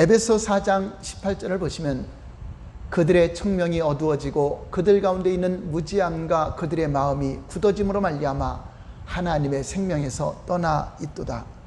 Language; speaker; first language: Korean; native; Korean